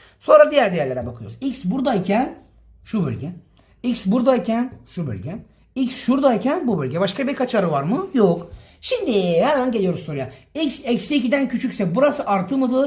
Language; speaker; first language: Turkish; native; Turkish